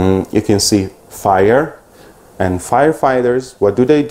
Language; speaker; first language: English; non-native, fluent; Persian